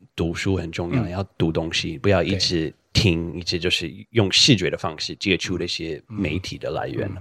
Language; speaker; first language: Chinese; non-native, fluent; English